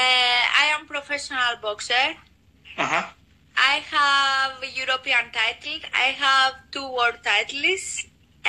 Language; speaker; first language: English; non-native, learner; Greek